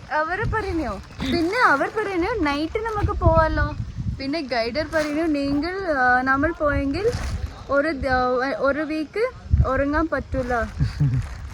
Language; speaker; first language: Malayalam; non-native, local second language; Kannada